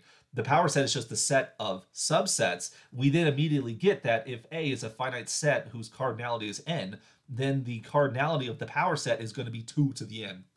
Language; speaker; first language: English; native; English